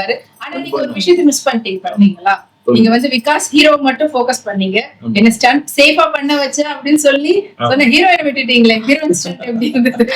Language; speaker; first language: Tamil; native; Tamil